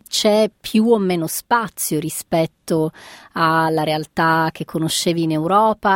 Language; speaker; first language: Italian; native; Italian